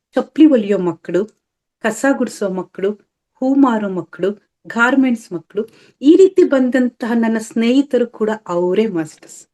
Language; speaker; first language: Kannada; native; Kannada